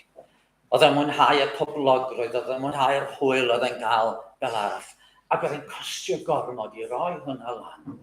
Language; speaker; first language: Welsh; native; Welsh